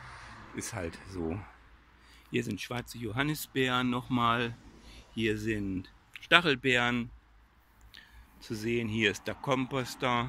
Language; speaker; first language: German; native; German